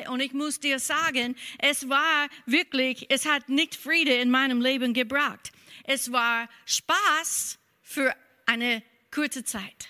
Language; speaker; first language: German; non-native, fluent; English